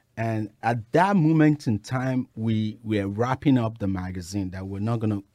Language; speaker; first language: English; non-native, local second language; Yoruba